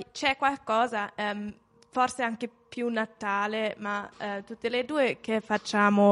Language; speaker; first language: Italian; non-native, fluent; German